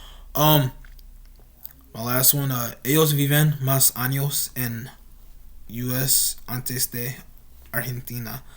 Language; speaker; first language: Spanish; non-native, learner; English